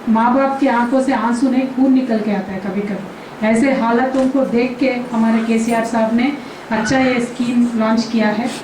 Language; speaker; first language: Hindi; non-native, local second language; Telugu